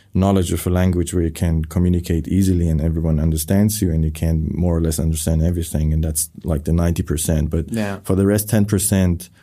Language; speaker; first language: English; non-native, fluent; Persian